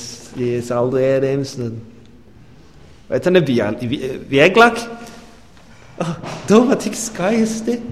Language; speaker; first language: Latvian; non-native, learner; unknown